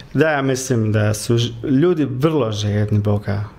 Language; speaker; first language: Croatian; early bilingual, heritage; Croatian